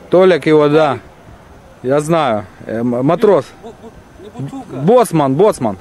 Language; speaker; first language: Russian; native; Russian